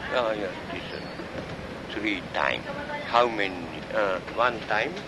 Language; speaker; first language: English; non-native, learner; Japanese